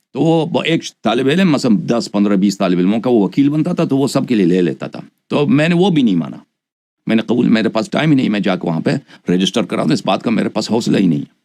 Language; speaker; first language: Urdu; non-native, fluent; Persian